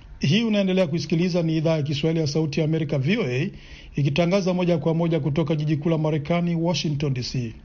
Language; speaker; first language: Swahili; non-native, local second language; Rundi